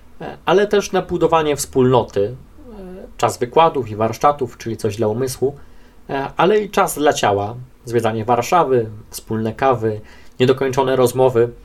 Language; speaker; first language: Polish; native; Polish